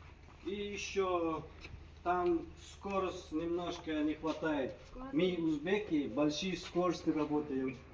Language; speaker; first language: Russian; non-native, local second language; Uzbek